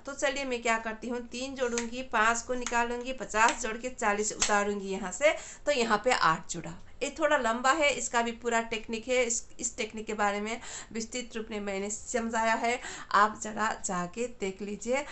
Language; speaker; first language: Hindi; non-native, fluent; Nepali